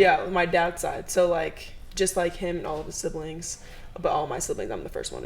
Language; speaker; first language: English; native; English